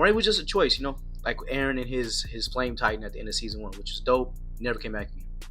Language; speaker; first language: English; native; English